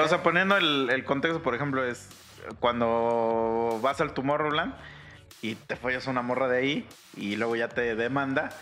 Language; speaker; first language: Spanish; native; Spanish